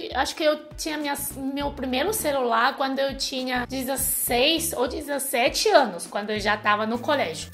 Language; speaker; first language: Portuguese; non-native, fluent; Chinese